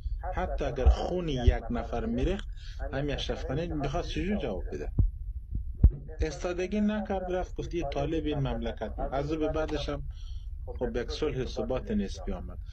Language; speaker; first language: Persian; native; Persian